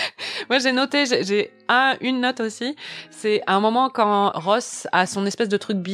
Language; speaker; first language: French; native; French